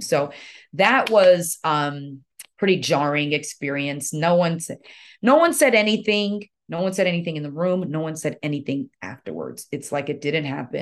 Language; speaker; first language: English; early bilingual, other home language; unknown